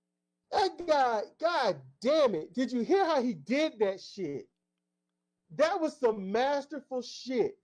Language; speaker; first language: English; native; English